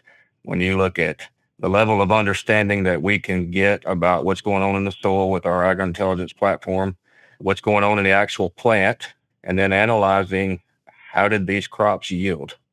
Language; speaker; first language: English; native; English